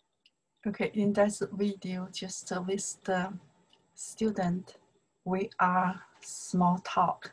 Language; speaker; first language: English; non-native, learner; Chinese